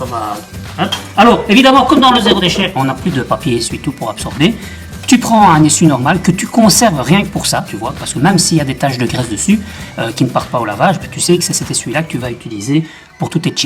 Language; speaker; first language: French; native; French